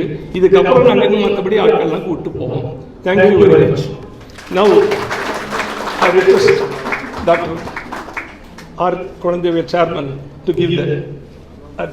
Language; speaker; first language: Tamil; native; Tamil